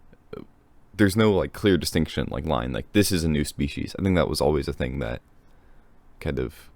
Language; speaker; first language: English; native; English